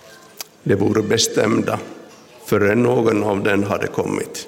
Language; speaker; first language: Swedish; non-native, local second language; Finnish